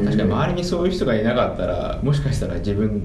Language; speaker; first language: Japanese; native; Japanese